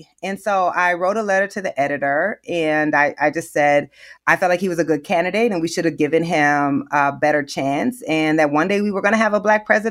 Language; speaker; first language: English; native; English